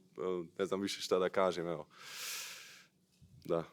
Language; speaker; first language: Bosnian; early bilingual, heritage; Bosnian